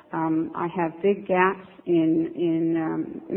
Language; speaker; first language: English; native; English